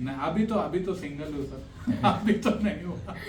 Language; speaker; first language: Hindi; native; Hindi